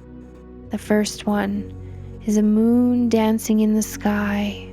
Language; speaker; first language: English; native; English